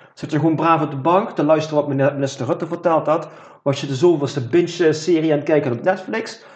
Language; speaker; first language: Dutch; native; Dutch